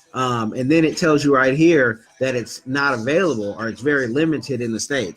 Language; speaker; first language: English; native; English